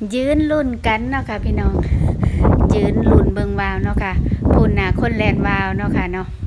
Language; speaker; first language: Thai; native; Thai